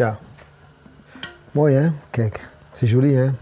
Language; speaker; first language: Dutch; non-native, fluent; French